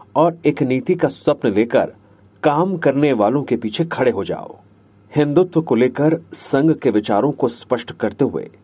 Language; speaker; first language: Hindi; native; Hindi